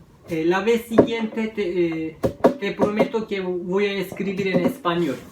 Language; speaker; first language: Spanish; non-native, fluent; Turkish